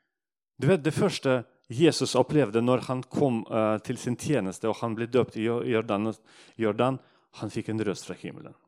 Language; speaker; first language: Norwegian; non-native, fluent; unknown